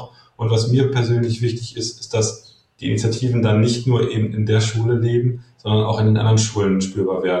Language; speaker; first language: German; native; German